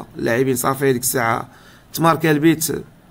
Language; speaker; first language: Arabic; native; Arabic